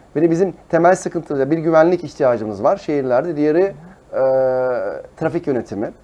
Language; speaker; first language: Turkish; early bilingual, heritage; Turkish